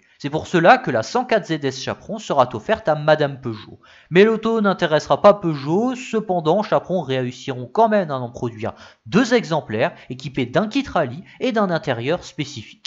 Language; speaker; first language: French; native; French